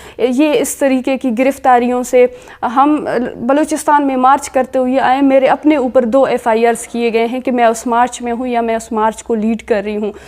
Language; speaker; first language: Urdu; non-native, local second language; Baluchi